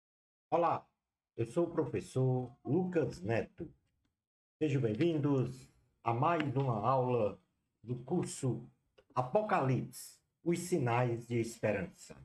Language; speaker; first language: Portuguese; native; Portuguese